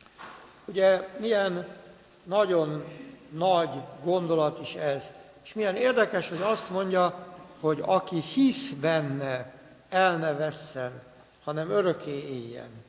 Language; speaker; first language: Hungarian; native; Hungarian